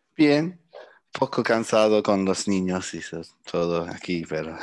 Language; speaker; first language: Spanish; early bilingual, heritage; Spanish